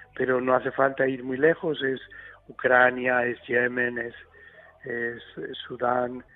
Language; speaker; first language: Spanish; native; Spanish